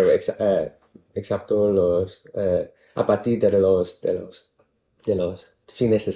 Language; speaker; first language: Spanish; non-native, fluent; Cantonese